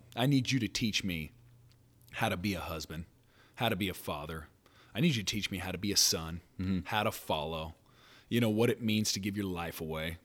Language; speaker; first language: English; native; English